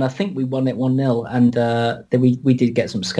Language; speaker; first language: English; native; English